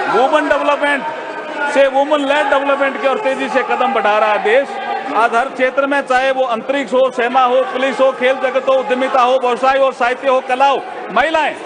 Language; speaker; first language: Hindi; native; Hindi